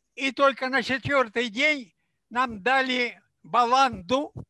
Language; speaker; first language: Russian; non-native, local second language; Ukrainian